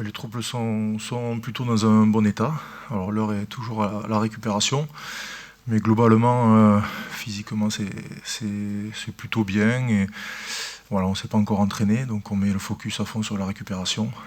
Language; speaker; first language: French; native; French